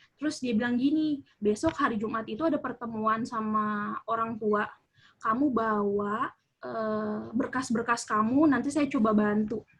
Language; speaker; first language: Indonesian; native; Indonesian